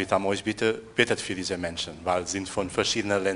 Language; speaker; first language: German; non-native, fluent; Portuguese